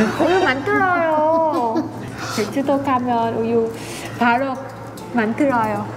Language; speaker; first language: Korean; non-native, learner; Vietnamese